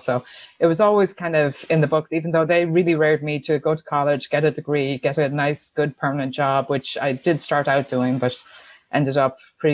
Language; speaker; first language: English; native; English